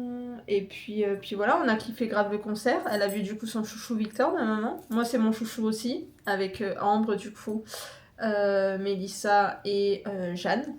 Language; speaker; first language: French; native; French